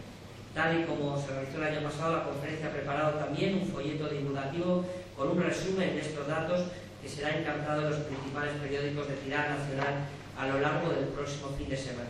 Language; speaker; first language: Spanish; native; Spanish